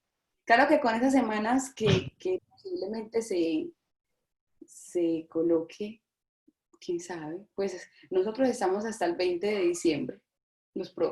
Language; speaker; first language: Spanish; native; Spanish